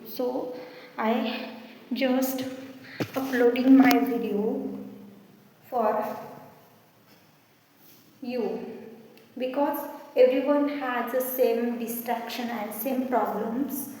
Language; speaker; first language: English; non-native, learner; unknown